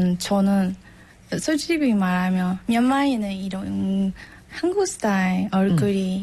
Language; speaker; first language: Korean; non-native, learner; Burmese